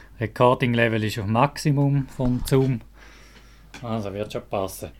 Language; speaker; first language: German; native; German